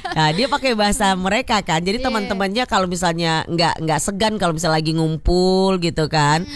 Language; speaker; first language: Indonesian; native; Indonesian